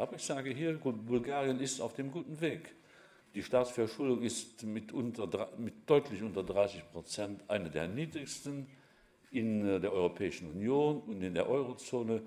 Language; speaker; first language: German; non-native, local second language; Luxembourgish